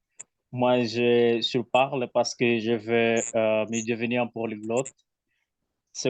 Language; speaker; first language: French; non-native, learner; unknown